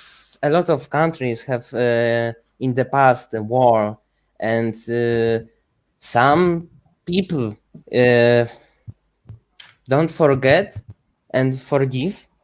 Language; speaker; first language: English; non-native, learner; Ukrainian